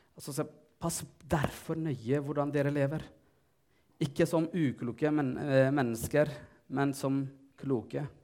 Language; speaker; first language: Norwegian; non-native, fluent; Tigrinya